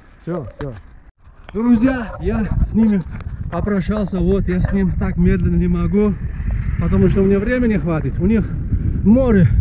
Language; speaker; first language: Russian; non-native, local second language; Uzbek